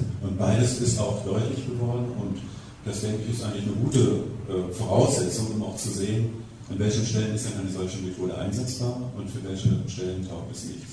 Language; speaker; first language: German; native; German